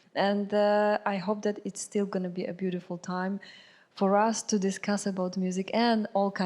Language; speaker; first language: English; non-native, fluent; Polish